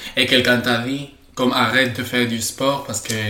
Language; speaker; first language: French; non-native, learner; Spanish